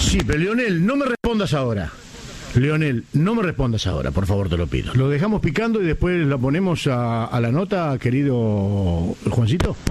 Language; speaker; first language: Spanish; native; Spanish